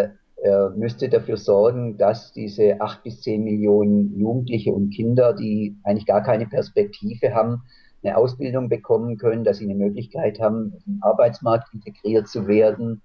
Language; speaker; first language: German; native; German